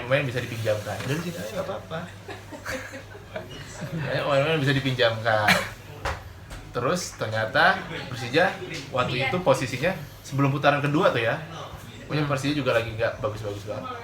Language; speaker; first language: Indonesian; native; Indonesian